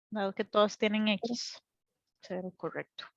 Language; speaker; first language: Spanish; native; Spanish